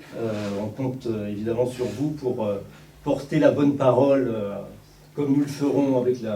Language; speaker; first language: French; native; French